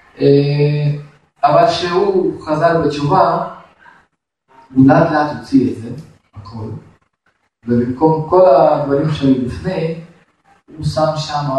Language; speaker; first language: Hebrew; non-native, fluent; Russian